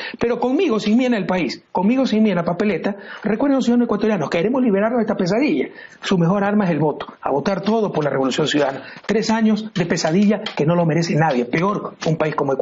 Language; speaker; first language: Spanish; native; Spanish